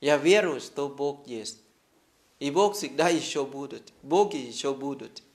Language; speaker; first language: Russian; non-native, fluent; Thai